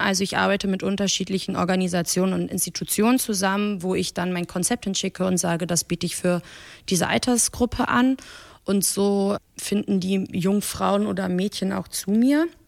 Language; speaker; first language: German; early bilingual, other home language; Persian